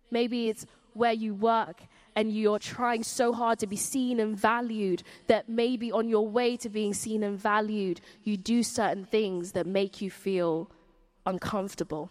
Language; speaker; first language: English; native; English